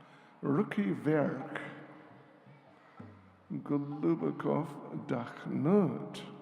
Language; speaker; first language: Russian; non-native, learner; English